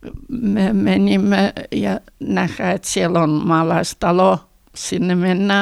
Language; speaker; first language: Finnish; early bilingual, heritage; Finnish